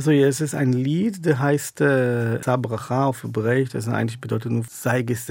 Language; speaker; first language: German; non-native, fluent; Hebrew